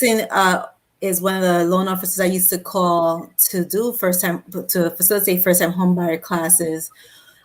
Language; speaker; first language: English; native; English